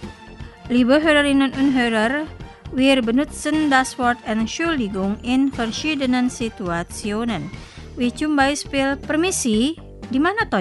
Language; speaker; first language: German; non-native, fluent; Indonesian